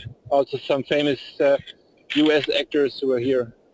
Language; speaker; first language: English; non-native, fluent; German